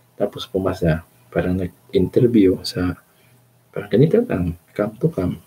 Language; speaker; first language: Filipino; non-native, local second language; Cebuano